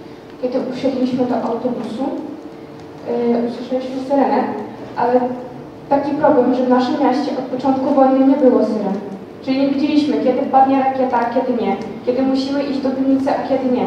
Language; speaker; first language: Polish; non-native, learner; Ukrainian